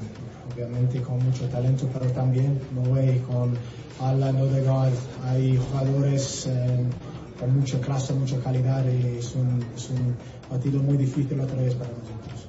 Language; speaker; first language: Spanish; non-native, learner; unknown